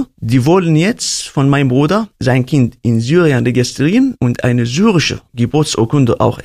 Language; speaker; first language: German; non-native, learner; Arabic